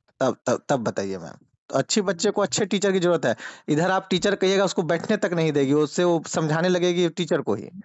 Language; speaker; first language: Hindi; native; Hindi